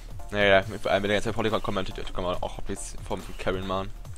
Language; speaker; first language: German; native; German